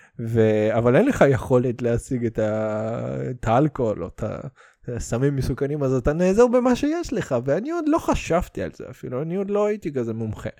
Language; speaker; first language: Hebrew; early bilingual, other home language; Russian